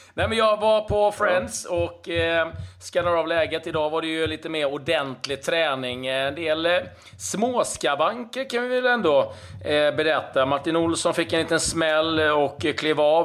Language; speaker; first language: Swedish; native; Swedish